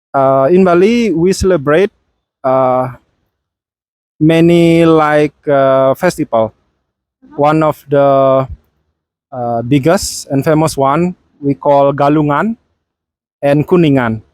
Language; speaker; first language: English; non-native, fluent; Balinese